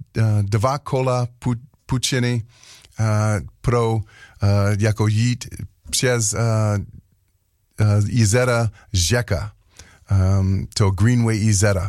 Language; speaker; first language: Czech; non-native, learner; English